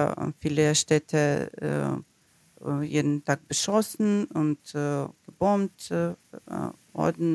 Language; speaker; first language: German; non-native, learner; Ukrainian